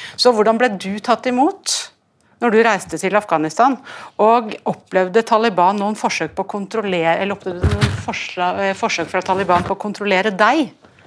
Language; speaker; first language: Norwegian; native; Norwegian